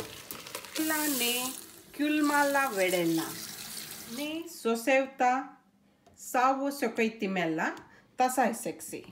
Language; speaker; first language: Finnish; non-native, learner; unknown